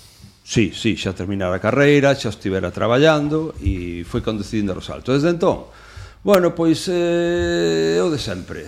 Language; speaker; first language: Galician; non-native, local second language; Spanish